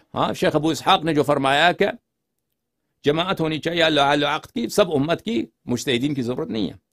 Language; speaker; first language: Urdu; non-native, fluent; Persian